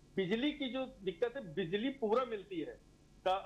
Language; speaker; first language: Hindi; native; Hindi